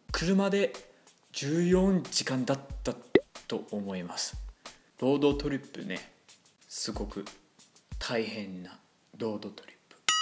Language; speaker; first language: Japanese; non-native, fluent; English